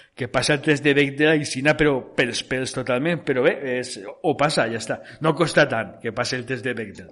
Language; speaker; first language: Spanish; non-native, local second language; Catalan